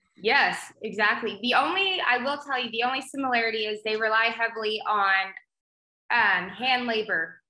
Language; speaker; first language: English; native; English